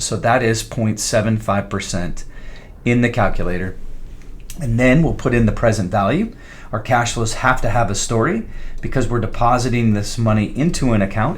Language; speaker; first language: English; native; English